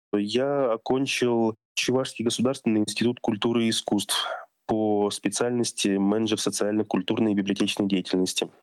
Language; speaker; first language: Russian; native; Russian